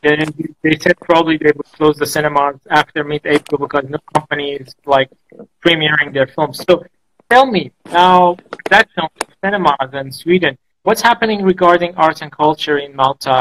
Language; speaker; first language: English; non-native, fluent; Azerbaijani